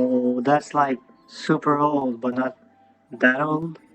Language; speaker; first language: English; native; English